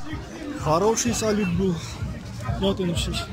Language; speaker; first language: Russian; non-native, local second language; Romanian